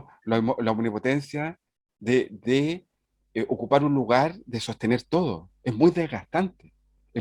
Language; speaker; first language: Spanish; native; Spanish